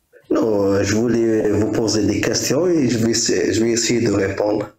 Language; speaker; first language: French; non-native, local second language; Arabic